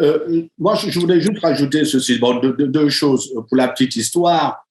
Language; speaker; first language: French; native; French